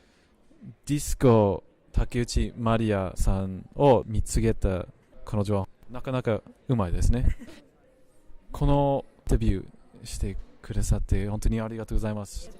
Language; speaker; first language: Japanese; non-native, fluent; English